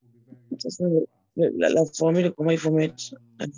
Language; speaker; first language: French; non-native, learner; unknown